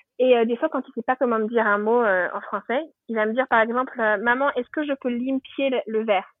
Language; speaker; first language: French; native; French